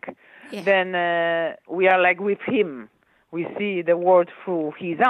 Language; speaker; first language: English; non-native, fluent; Polish